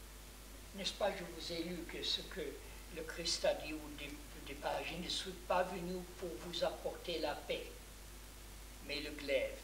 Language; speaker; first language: French; non-native, fluent; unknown